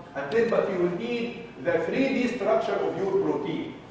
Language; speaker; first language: English; non-native, fluent; Arabic